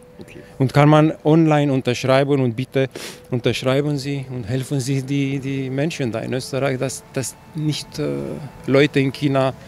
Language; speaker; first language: German; non-native, fluent; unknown